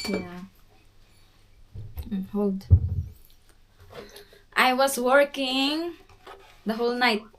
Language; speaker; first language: English; non-native, local second language; Filipino